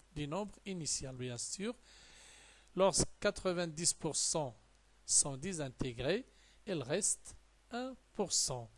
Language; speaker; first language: French; non-native, local second language; Arabic